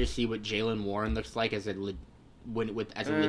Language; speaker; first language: English; native; English